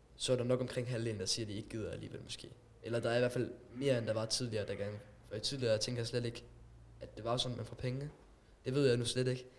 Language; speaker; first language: Danish; non-native, local second language; German